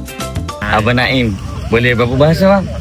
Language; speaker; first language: Malay; native; Malay